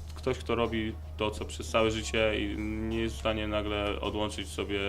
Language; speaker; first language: Polish; native; Polish